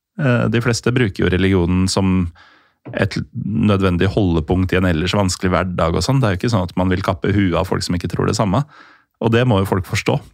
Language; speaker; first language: Norwegian; native; Norwegian